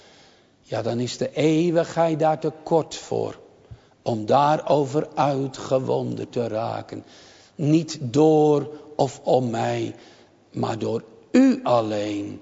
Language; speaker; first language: Dutch; native; Dutch